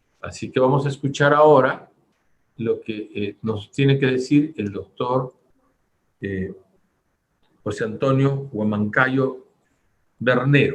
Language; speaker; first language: Spanish; native; Spanish